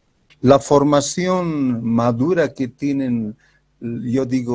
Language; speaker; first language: Spanish; native; Spanish